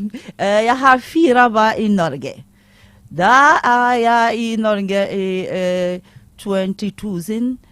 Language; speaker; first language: Norwegian; non-native, learner; Akan